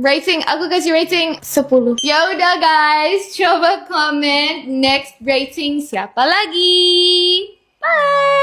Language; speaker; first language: Indonesian; non-native, fluent; Korean